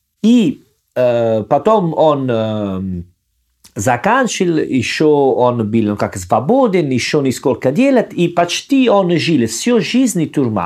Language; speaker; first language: Russian; non-native, learner; Italian